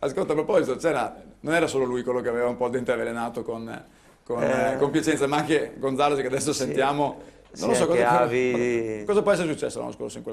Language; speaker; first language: Italian; native; Italian